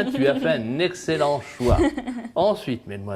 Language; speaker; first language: French; native; French